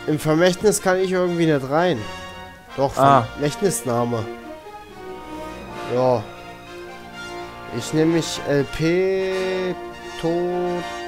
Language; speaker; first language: German; native; German